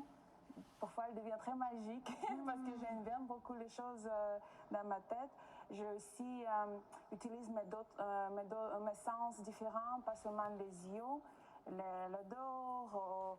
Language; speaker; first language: French; non-native, learner; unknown